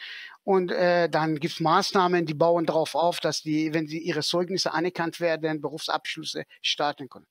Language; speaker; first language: German; non-native, fluent; Persian